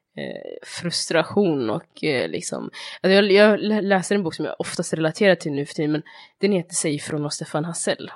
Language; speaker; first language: Swedish; early bilingual, other home language; Somali